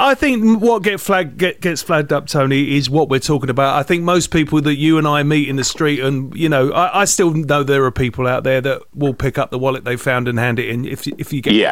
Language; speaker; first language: English; native; English